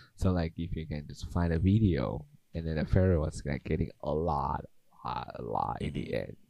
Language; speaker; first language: English; non-native, fluent; Chinese